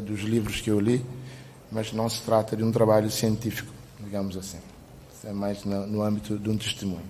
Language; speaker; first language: Portuguese; non-native, local second language; Kabuverdianu